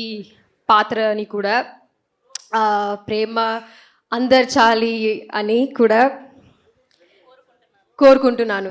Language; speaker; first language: Telugu; non-native, learner; Malayalam